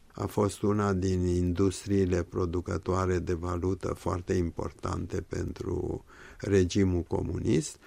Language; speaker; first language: Romanian; native; Romanian